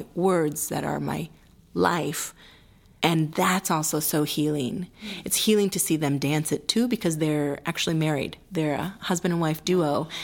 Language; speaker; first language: English; early bilingual, other home language; Spanish